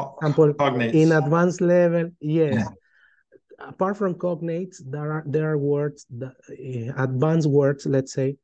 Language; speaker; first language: English; non-native, fluent; Spanish